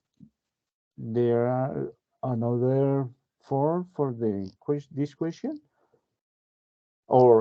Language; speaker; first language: English; non-native, learner; Spanish